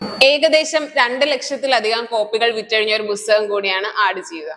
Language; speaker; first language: Malayalam; native; Malayalam